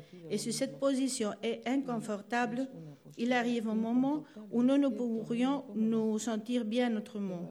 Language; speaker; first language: French; non-native, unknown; Spanish